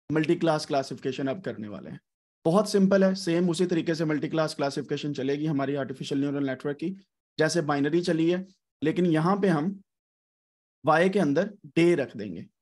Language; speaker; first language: Urdu; non-native, local second language; Punjabi